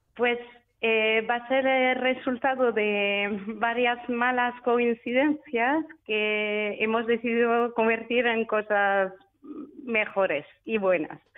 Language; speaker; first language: Spanish; non-native, fluent; French